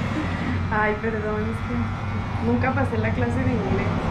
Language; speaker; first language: Spanish; native; Spanish